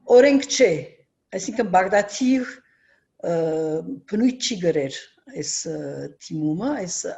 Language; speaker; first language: Armenian; early bilingual, heritage; Armenian